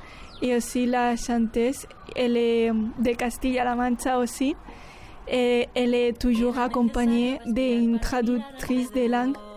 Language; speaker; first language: French; non-native, fluent; Spanish